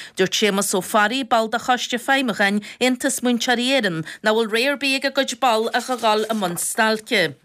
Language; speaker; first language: Irish; native; Irish